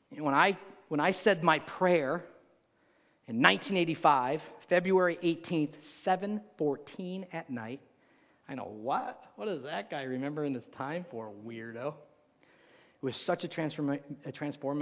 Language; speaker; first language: English; native; English